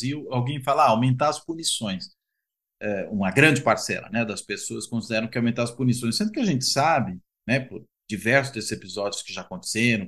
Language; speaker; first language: Portuguese; native; Portuguese